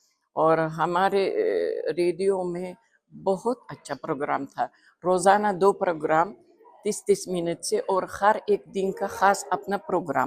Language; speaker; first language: Hindi; non-native, fluent; Uzbek